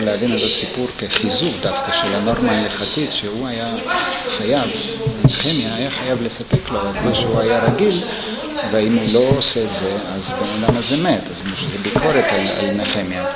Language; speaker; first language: Hebrew; non-native, fluent; Russian